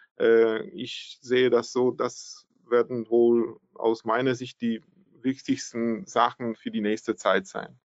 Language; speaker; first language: German; non-native, fluent; Polish